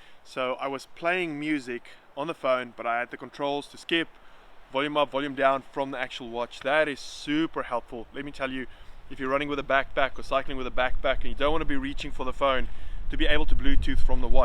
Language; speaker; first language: English; native; English